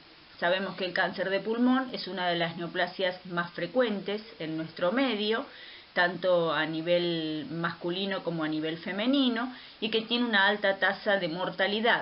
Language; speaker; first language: Spanish; native; Spanish